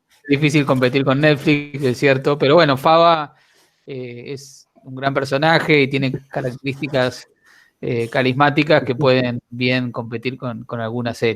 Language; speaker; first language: Spanish; native; Spanish